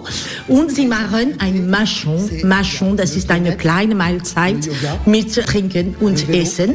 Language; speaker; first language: German; non-native, learner; French